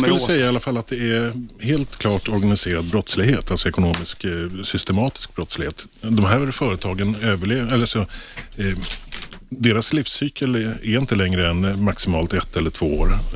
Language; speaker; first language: Swedish; native; Swedish